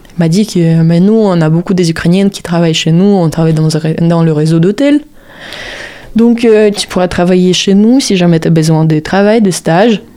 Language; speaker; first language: French; non-native, fluent; Russian